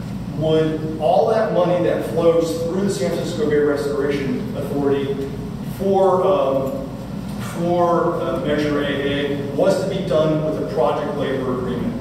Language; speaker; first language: English; native; English